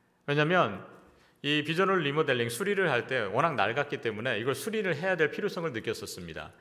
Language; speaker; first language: Korean; native; Korean